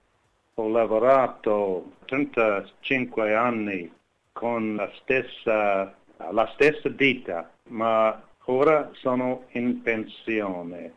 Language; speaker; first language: Italian; non-native, learner; English